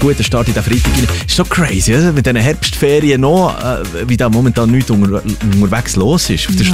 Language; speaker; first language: German; native; German